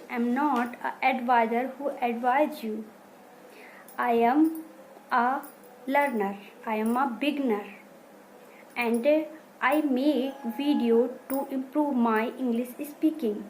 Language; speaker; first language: English; non-native, learner; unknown